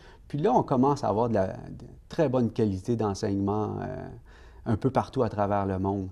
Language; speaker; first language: French; native; French